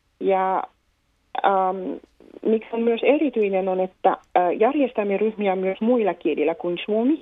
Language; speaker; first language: Finnish; non-native, fluent; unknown